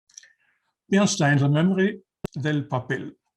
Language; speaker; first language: Spanish; non-native, learner; German